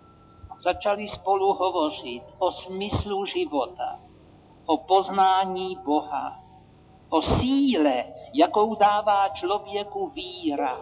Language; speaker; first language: Czech; native; Czech